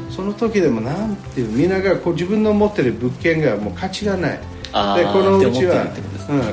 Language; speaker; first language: Japanese; non-native, fluent; English